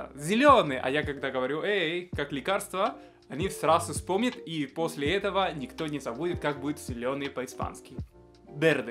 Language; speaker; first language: Russian; non-native, fluent; Spanish